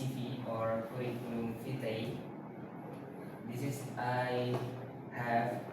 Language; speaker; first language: English; non-native, learner; Indonesian